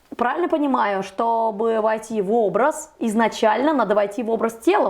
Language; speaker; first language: Russian; native; Russian